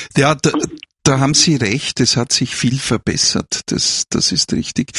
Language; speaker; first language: German; native; German